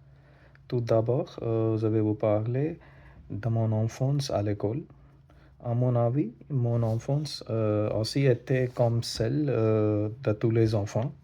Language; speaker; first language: French; non-native, learner; Hindi